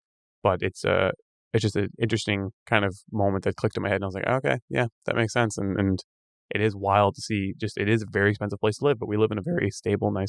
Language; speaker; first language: English; native; English